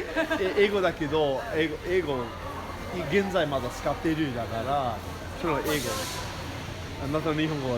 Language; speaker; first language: Japanese; non-native, learner; English